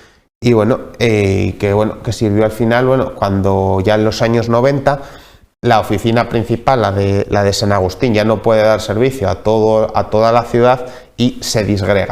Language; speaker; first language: Spanish; native; Spanish